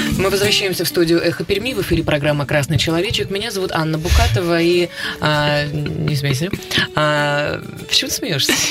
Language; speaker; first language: Russian; native; Russian